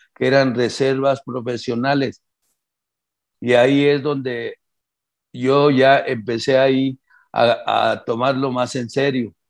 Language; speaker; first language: Spanish; native; Spanish